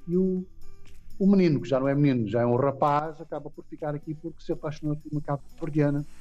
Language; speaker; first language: Portuguese; non-native, local second language; Kabuverdianu